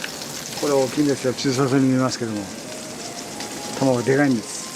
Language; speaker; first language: Japanese; native; Japanese